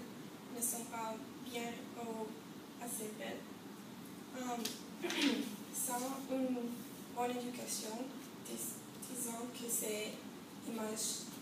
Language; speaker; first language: French; non-native, learner; English